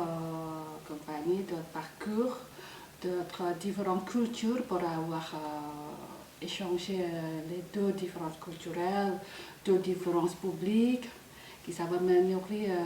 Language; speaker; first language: French; non-native, fluent; Indonesian